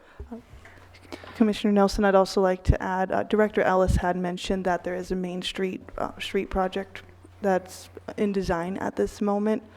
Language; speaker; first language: English; native; English